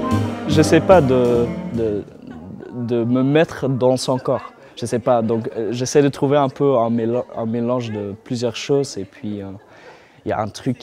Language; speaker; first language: French; non-native, fluent; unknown